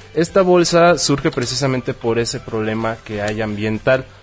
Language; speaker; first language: Spanish; native; Spanish